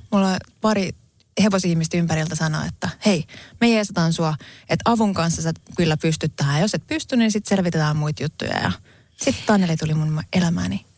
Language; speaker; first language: Finnish; non-native, local second language; Swedish